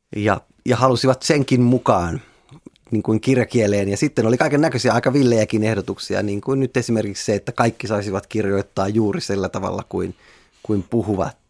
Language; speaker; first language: Finnish; native; Finnish